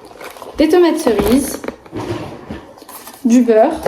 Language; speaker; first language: French; native; French